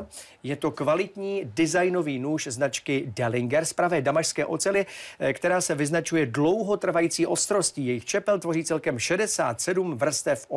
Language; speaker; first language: Czech; native; Czech